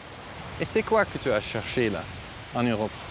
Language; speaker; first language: French; non-native, learner; Dutch